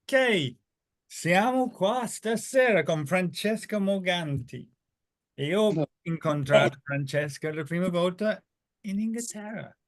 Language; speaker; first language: Italian; non-native, fluent; English